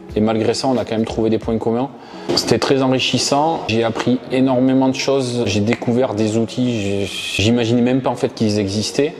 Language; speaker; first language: French; native; French